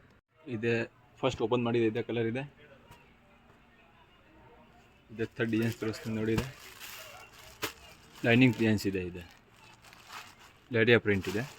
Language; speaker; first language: Kannada; non-native, local second language; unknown